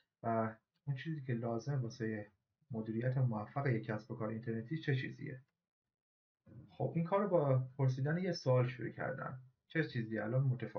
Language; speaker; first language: Persian; native; Persian